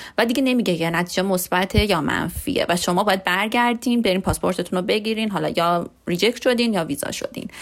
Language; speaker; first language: Persian; native; Persian